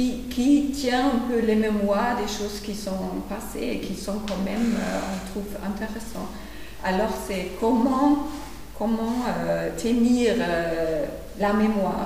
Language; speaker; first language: French; non-native, fluent; German